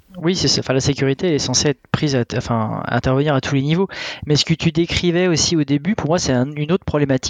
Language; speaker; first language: French; native; French